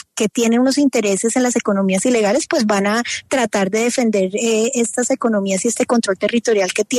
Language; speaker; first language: Spanish; native; Spanish